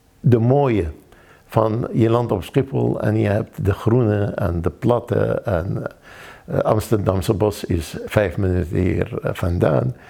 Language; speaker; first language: Dutch; non-native, fluent; Arabic